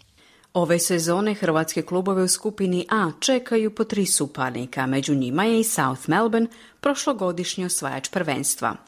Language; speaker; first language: Croatian; native; Croatian